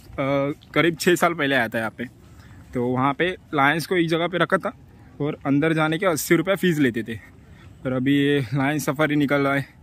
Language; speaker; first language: Hindi; non-native, local second language; Marathi